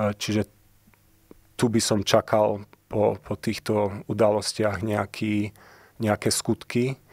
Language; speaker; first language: Slovak; early bilingual, heritage; Slovak